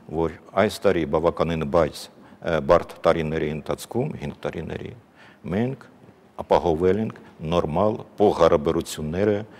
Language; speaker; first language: Armenian; non-native, fluent; Ukrainian